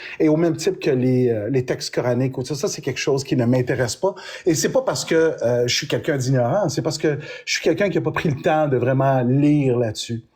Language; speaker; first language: French; native; French